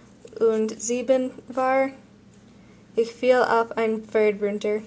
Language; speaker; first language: German; non-native, learner; English